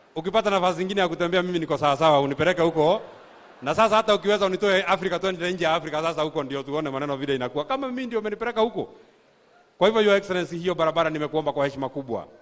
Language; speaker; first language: Swahili; non-native, local second language; Kikuyu